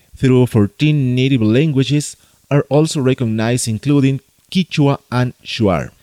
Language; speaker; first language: English; non-native, fluent; Spanish